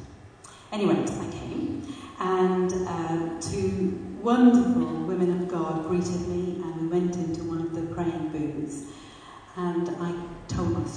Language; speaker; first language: English; non-native, local second language; Urdu